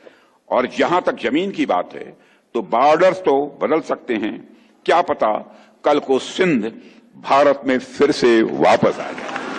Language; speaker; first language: Hindi; native; Hindi